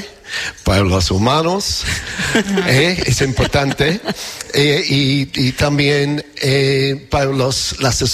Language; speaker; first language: Spanish; non-native, fluent; English